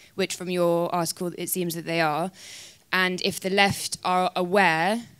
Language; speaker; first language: English; native; English